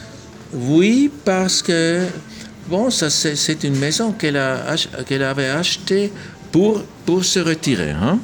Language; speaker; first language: French; non-native, local second language; German